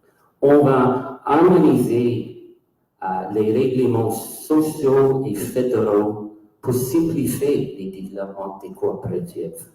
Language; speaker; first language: French; non-native, local second language; English